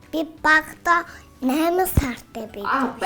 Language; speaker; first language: Mongolian; early bilingual, heritage; Mongolian